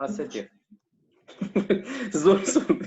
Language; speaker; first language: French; non-native, learner; Kurdish